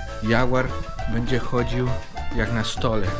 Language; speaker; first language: Polish; non-native, learner; Spanish